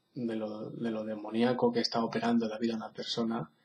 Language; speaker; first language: Spanish; native; Spanish